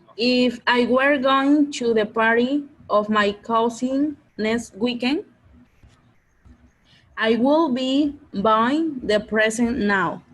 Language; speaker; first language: English; non-native, learner; Spanish